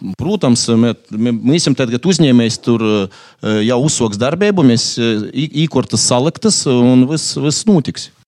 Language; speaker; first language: Latvian; native; Latvian